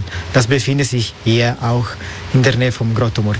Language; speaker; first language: German; non-native, learner; Italian